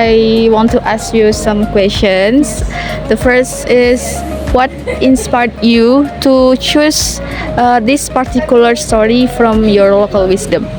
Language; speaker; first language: English; non-native, learner; Indonesian